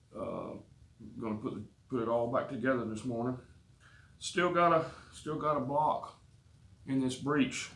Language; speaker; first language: English; native; English